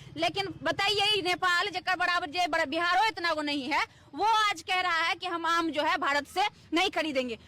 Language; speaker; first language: Hindi; native; Hindi